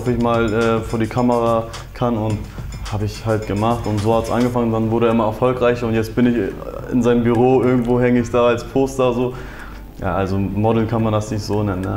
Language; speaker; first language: German; early bilingual, other home language; Turkish